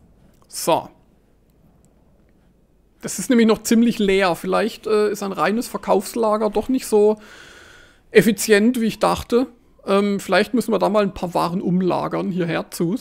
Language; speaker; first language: German; native; German